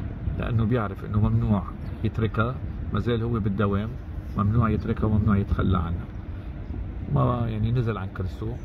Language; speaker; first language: Arabic; native; Arabic